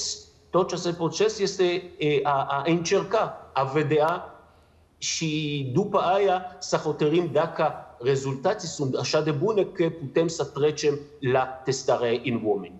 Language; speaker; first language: Romanian; non-native, learner; Hebrew